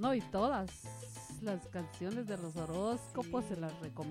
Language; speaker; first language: Spanish; native; Spanish